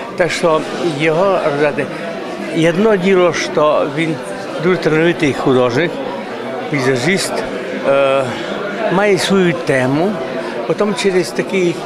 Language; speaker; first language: Ukrainian; native; Ukrainian